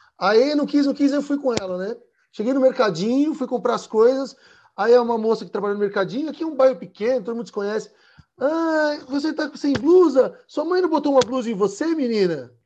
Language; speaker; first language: Portuguese; native; Portuguese